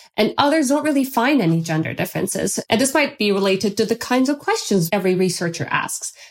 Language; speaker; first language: English; non-native, fluent; Turkish